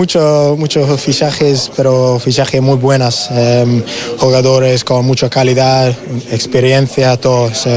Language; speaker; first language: Spanish; non-native, fluent; English